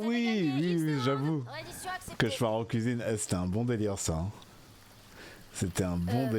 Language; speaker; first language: French; native; French